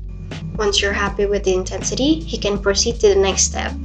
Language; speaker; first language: English; non-native, fluent; Indonesian